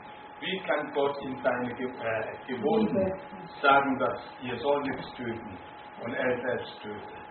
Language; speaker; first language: German; non-native, fluent; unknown